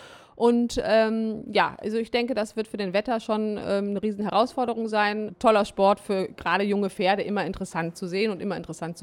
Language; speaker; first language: German; native; German